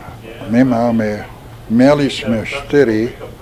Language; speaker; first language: Czech; early bilingual, heritage; Czech